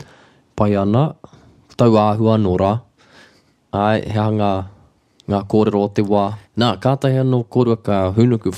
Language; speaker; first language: Māori; non-native, local second language; English